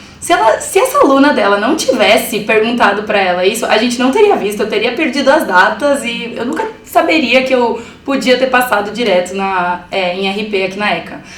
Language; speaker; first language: Portuguese; early bilingual, other home language; Spanish